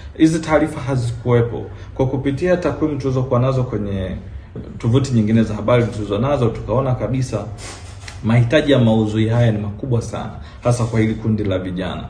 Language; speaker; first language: Swahili; native; Swahili